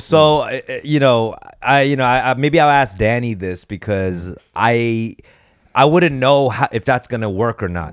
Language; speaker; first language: English; early bilingual, other home language; Korean